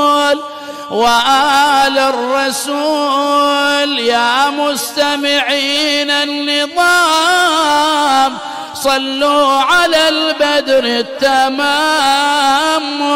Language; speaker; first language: Arabic; native; Arabic